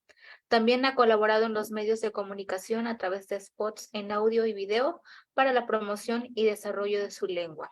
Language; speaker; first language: Spanish; native; Spanish